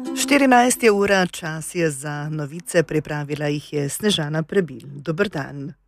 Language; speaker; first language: Slovenian; native; Slovenian